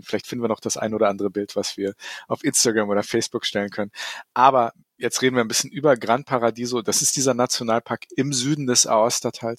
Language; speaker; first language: German; native; German